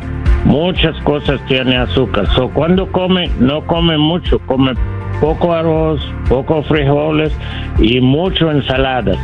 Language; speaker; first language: Spanish; non-native, learner; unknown